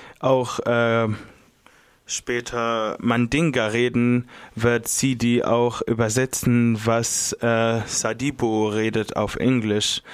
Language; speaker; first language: German; non-native, fluent; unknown